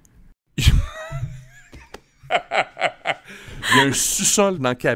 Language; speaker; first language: French; native; French